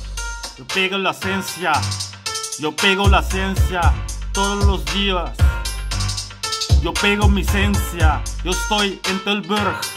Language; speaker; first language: Spanish; non-native, learner; Papiamento